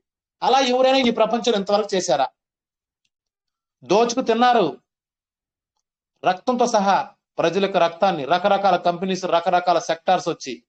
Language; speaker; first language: Telugu; native; Telugu